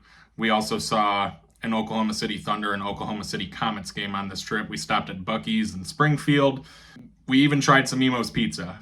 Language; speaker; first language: English; native; English